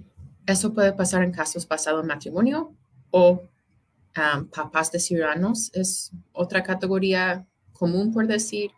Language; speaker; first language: Spanish; non-native, fluent; English